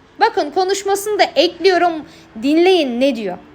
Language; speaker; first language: Turkish; native; Turkish